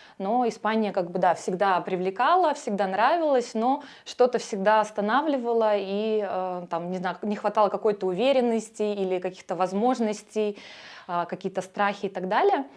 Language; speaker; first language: Russian; native; Russian